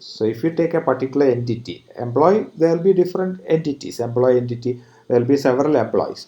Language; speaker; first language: English; non-native, local second language; Malayalam